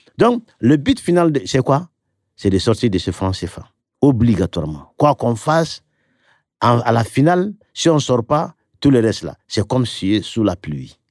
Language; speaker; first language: French; non-native, local second language; Bambara